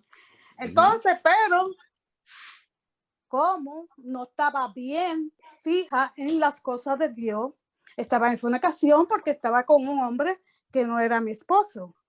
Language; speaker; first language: Spanish; early bilingual, heritage; Spanish